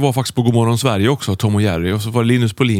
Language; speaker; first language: Swedish; native; Swedish